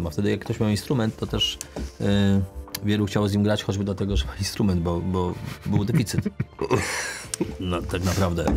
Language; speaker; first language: Polish; native; Polish